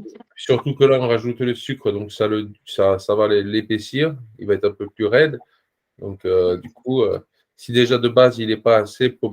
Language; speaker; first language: French; native; French